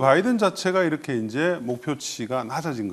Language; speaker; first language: Korean; native; Korean